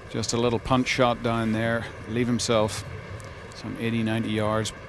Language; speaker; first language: English; native; English